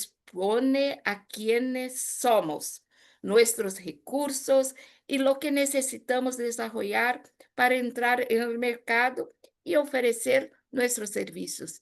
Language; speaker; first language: Spanish; non-native, fluent; Portuguese